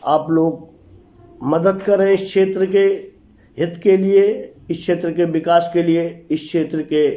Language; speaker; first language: Hindi; native; Hindi